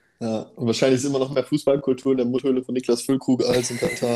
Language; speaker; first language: German; native; German